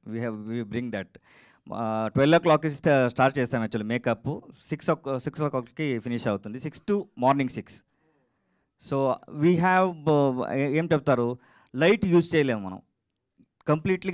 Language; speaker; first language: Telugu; non-native, learner; Kannada